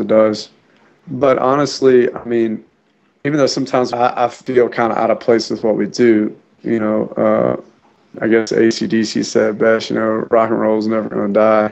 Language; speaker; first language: English; native; English